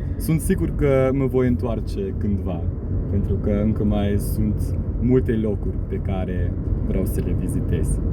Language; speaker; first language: Romanian; non-native, fluent; Dutch